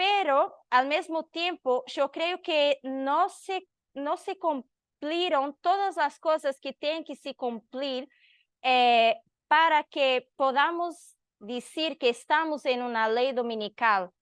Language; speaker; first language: Spanish; non-native, learner; Portuguese